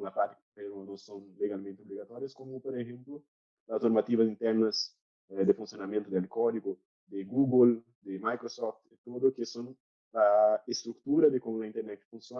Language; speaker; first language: Spanish; non-native, learner; Portuguese